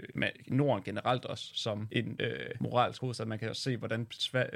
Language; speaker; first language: Swedish; non-native, learner; Danish